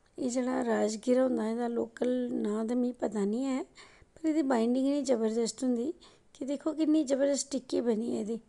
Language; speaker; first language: Punjabi; non-native, local second language; Dogri